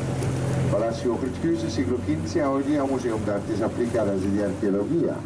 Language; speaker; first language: Spanish; non-native, learner; Dutch